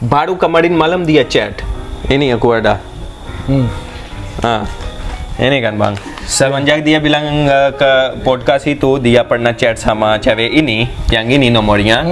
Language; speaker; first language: Indonesian; non-native, fluent; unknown